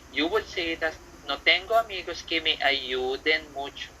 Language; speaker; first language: Spanish; non-native, fluent; Filipino